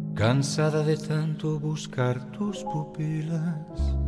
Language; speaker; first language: Spanish; native; Spanish